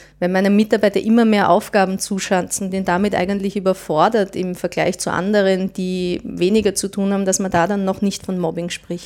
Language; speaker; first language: German; native; German